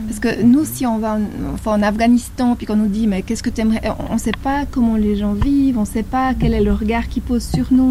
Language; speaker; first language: French; native; French